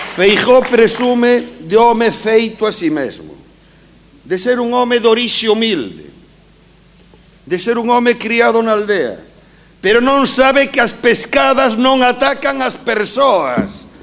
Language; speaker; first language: Galician; native; Galician